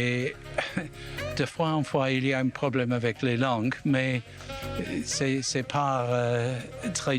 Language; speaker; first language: French; non-native, learner; English